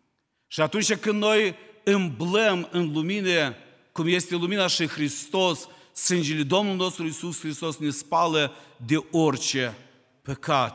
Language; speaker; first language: Romanian; non-native, local second language; Ukrainian